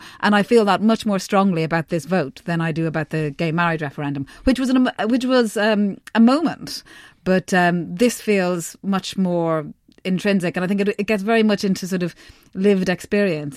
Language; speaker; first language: English; native; English